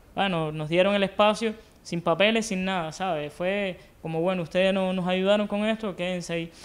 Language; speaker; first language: Spanish; native; Spanish